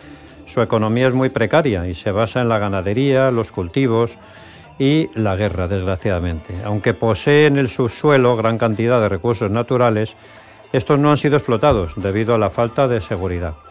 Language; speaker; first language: Spanish; native; Spanish